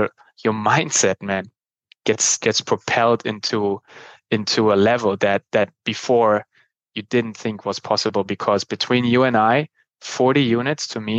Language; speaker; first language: English; non-native, fluent; German